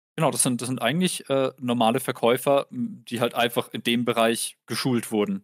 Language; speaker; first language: German; native; German